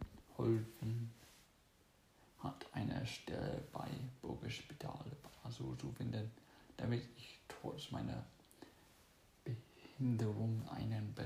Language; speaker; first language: German; non-native, fluent; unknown